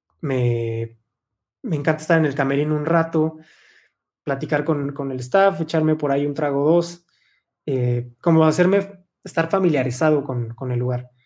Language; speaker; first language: Spanish; native; Spanish